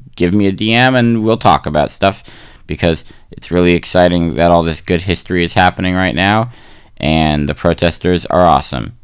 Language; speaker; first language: English; native; English